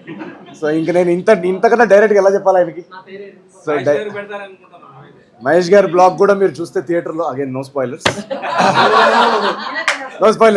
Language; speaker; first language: Telugu; native; Telugu